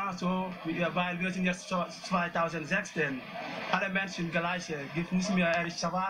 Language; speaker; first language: German; non-native, learner; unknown